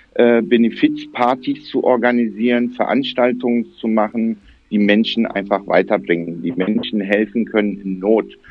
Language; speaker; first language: German; early bilingual, other home language; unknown